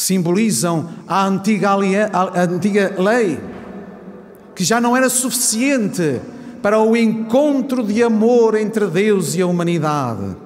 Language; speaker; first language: Portuguese; native; Portuguese